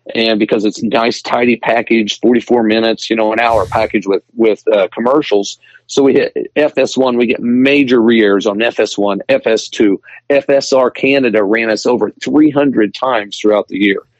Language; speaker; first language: English; native; English